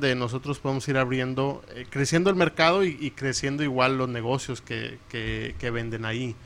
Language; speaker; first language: Spanish; early bilingual, heritage; Spanish